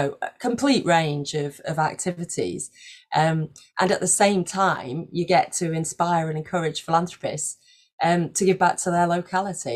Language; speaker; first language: English; native; English